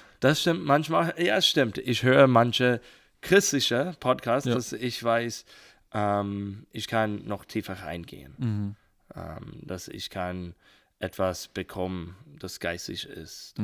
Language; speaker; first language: German; non-native, learner; English